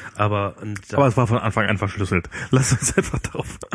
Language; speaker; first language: German; native; German